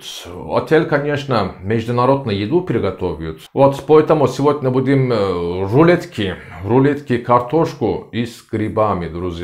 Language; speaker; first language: Russian; non-native, learner; Turkish